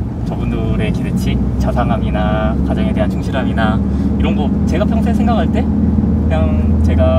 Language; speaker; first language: Korean; native; Korean